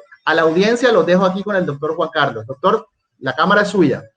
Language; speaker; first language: Spanish; native; Spanish